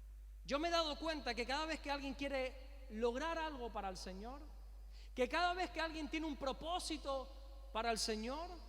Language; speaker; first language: Spanish; native; Spanish